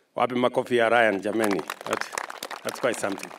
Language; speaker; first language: English; non-native, local second language; Kalenjin